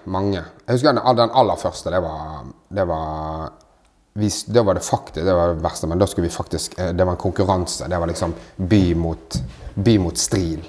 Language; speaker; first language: Norwegian; native; Norwegian